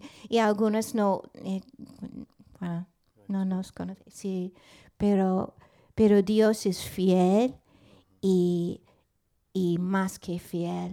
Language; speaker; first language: Spanish; non-native, learner; English